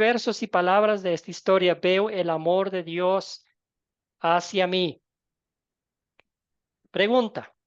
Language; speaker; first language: Spanish; native; Spanish